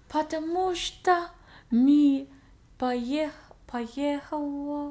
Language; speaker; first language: Russian; non-native, learner; English